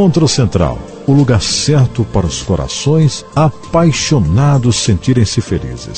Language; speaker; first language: Portuguese; native; Portuguese